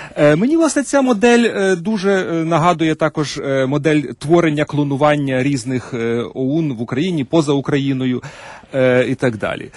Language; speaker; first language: Ukrainian; native; Ukrainian